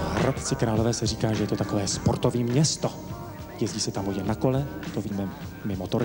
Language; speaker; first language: Czech; native; Czech